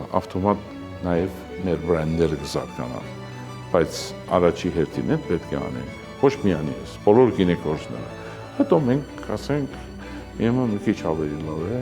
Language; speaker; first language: Armenian; early bilingual, heritage; Armenian